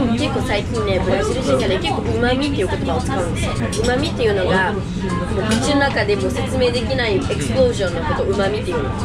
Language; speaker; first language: Japanese; non-native, fluent; Portuguese